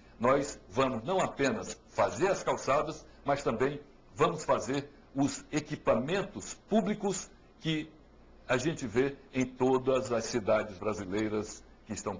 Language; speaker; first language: Portuguese; native; Portuguese